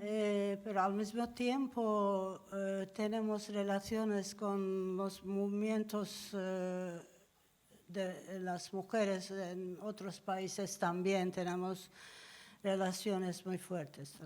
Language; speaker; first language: Spanish; non-native, learner; Turkish